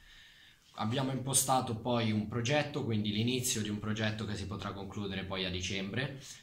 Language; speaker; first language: Italian; native; Italian